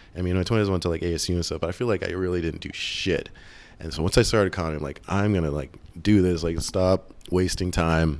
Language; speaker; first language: English; native; English